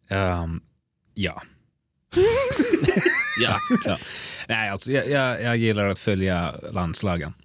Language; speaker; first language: Swedish; native; Swedish